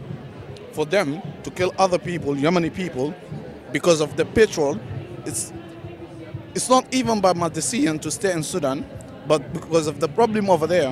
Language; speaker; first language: English; non-native, learner; Arabic